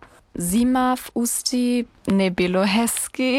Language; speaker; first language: Czech; non-native, learner; German